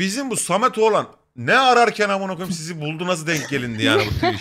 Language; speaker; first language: Turkish; native; Turkish